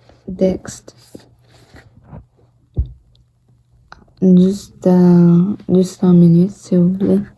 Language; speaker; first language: French; non-native, learner; Portuguese